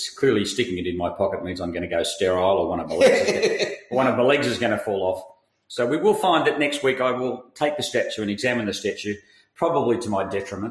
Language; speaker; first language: English; native; English